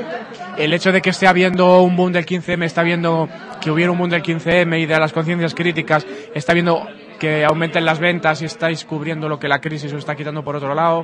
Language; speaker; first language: Spanish; native; Spanish